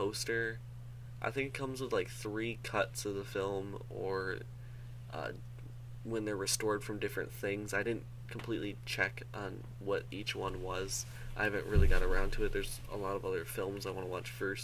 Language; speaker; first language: English; native; English